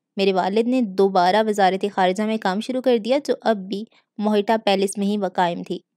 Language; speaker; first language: Urdu; native; Urdu